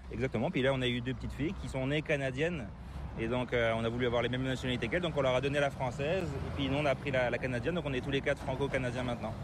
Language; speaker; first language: French; native; French